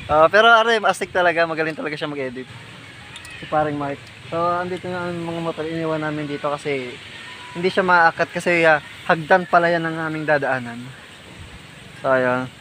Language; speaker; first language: Filipino; native; Filipino